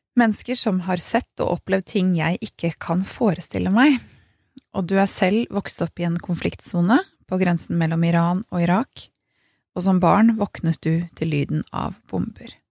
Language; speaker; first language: Norwegian; native; Norwegian